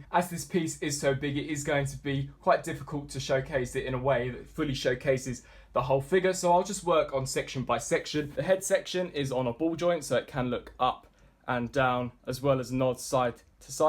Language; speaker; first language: English; native; English